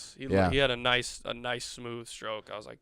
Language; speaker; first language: English; native; English